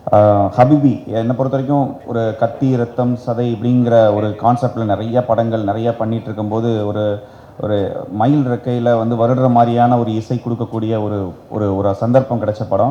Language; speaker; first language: Tamil; native; Tamil